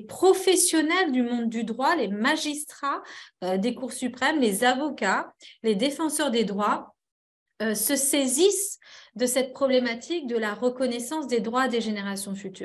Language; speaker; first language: French; native; French